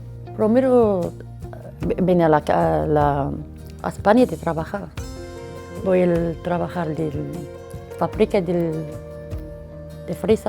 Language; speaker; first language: Spanish; non-native, learner; Arabic